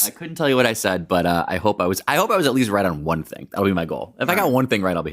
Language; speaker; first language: English; native; English